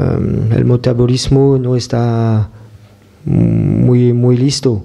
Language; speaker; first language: Spanish; non-native, fluent; French